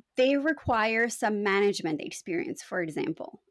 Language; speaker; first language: English; non-native, fluent; Romanian